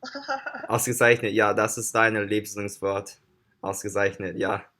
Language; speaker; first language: German; non-native, learner; English